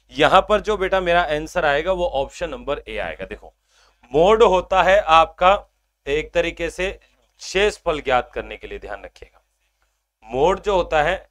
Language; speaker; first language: Hindi; native; Hindi